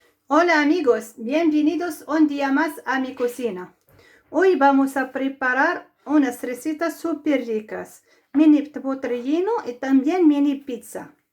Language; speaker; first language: Spanish; non-native, fluent; Arabic